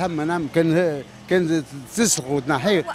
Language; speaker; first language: Arabic; native; Arabic